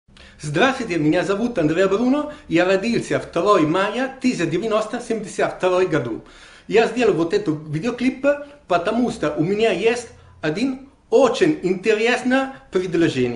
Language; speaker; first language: Russian; non-native, learner; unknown